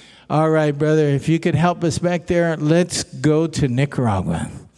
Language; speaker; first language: English; native; English